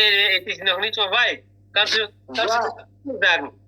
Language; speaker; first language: German; non-native, learner; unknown